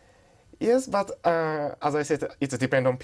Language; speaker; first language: English; non-native, learner; Japanese